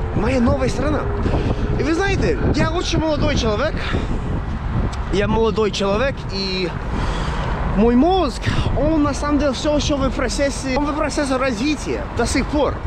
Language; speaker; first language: Russian; non-native, fluent; English